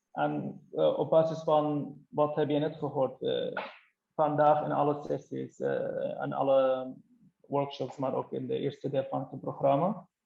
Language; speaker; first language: Dutch; non-native, fluent; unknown